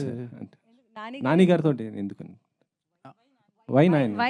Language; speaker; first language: Telugu; native; Telugu